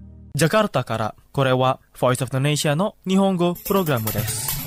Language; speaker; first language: Japanese; non-native, fluent; Indonesian